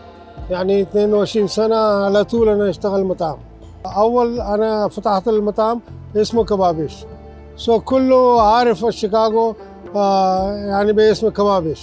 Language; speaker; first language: Arabic; non-native, learner; Urdu